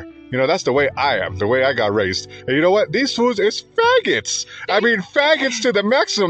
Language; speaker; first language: English; native; English